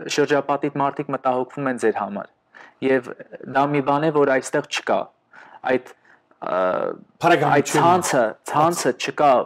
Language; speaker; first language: Armenian; early bilingual, heritage; Armenian